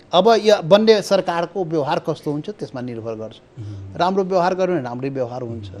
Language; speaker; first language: Nepali; non-native, local second language; Maithili